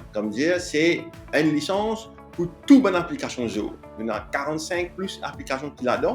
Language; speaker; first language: French; non-native, local second language; Morisyen